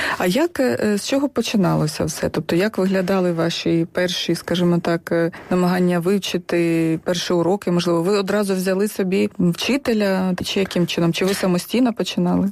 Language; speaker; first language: Ukrainian; native; Ukrainian